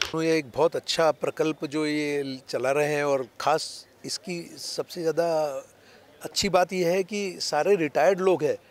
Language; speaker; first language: Hindi; non-native, local second language; Marathi